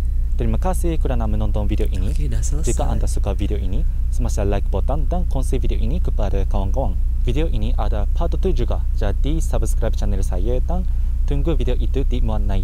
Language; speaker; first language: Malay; non-native, learner; Japanese